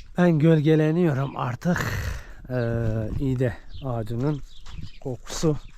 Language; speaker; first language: Turkish; native; Turkish